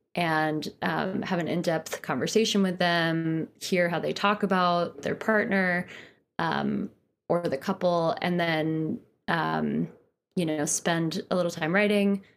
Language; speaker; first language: English; native; English